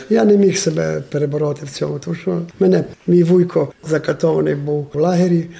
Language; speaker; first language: Ukrainian; non-native, local second language; Romanian